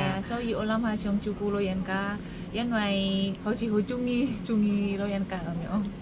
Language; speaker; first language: Cantonese; non-native, learner; Indonesian